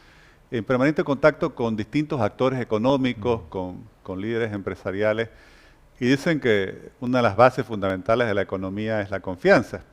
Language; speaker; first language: Spanish; native; Spanish